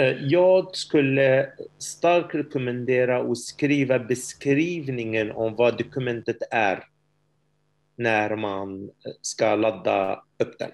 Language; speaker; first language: Swedish; non-native, fluent; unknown